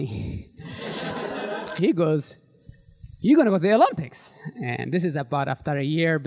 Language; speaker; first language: English; early bilingual, other home language; Tigrinya